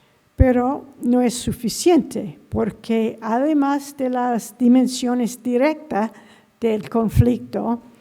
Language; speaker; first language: Spanish; non-native, fluent; English